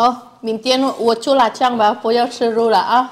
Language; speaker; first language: Chinese; non-native, fluent; Indonesian